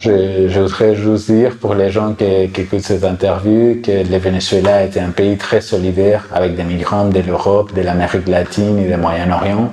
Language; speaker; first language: French; non-native, fluent; Spanish